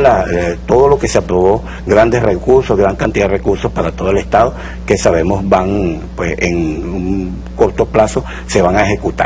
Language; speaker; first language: Spanish; native; Spanish